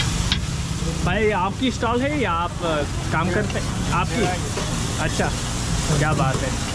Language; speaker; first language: Hindi; non-native, learner; English